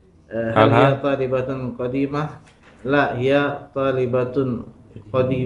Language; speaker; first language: Arabic; non-native, learner; Indonesian